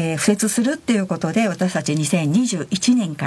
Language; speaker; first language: Japanese; native; Japanese